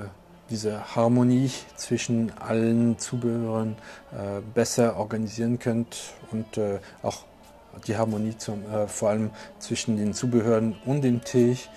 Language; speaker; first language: German; non-native, local second language; French